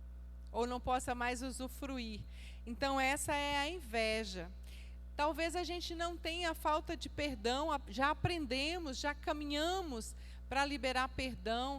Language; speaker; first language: Portuguese; native; Portuguese